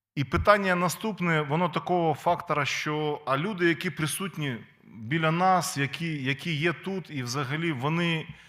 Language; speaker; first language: Ukrainian; non-native, local second language; Russian